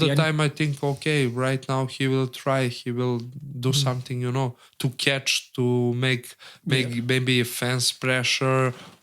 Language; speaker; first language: English; non-native, learner; Serbian